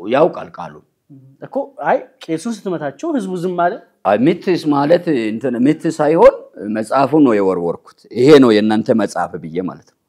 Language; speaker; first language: Amharic; non-native, local second language; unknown